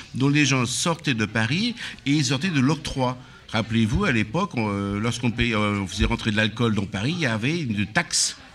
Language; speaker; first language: French; native; French